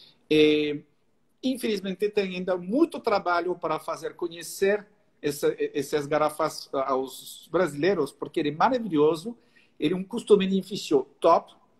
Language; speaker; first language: Portuguese; non-native, fluent; French